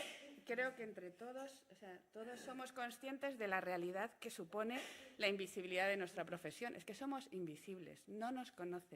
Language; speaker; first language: Spanish; native; Spanish